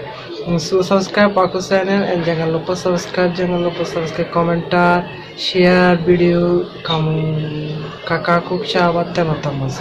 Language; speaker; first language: Indonesian; non-native, learner; Bangla